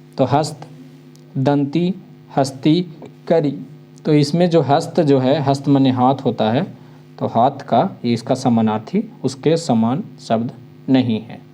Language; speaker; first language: Hindi; native; Hindi